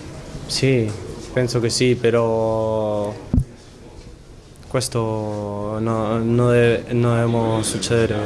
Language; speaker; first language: Italian; non-native, learner; Spanish